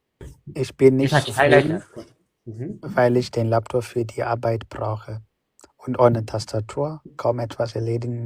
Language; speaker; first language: German; non-native, learner; Amharic